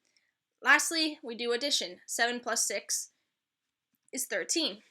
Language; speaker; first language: English; native; English